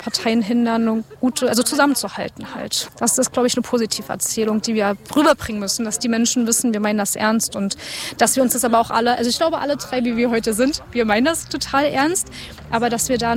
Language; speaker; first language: German; native; German